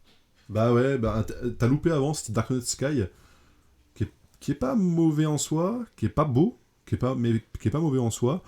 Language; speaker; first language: French; native; French